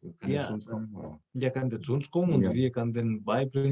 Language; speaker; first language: German; non-native, fluent; Greek